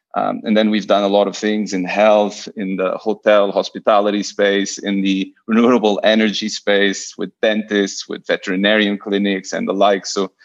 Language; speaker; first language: English; non-native, fluent; Portuguese